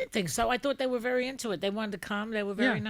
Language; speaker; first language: English; native; English